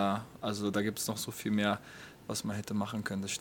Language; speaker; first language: German; native; German